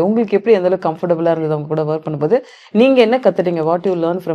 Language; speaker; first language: Tamil; native; Tamil